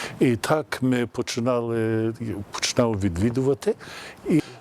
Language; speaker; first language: Ukrainian; early bilingual, heritage; Ukrainian